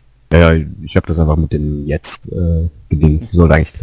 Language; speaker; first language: German; native; German